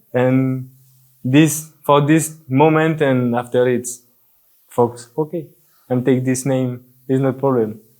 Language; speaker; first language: English; non-native, learner; French